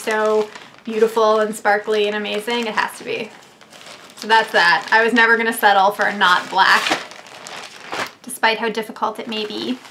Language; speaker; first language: English; native; English